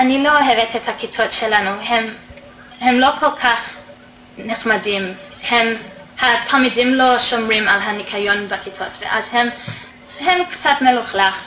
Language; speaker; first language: Hebrew; non-native, fluent; English